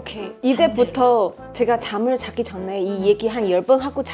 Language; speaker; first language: Korean; non-native, fluent; Chinese